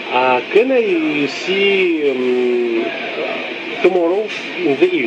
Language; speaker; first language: English; non-native, learner; Russian